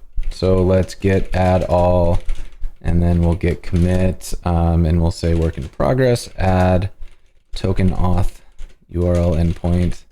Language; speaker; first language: English; native; English